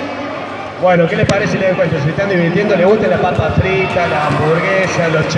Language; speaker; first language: Spanish; native; Spanish